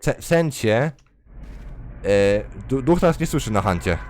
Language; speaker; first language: Polish; native; Polish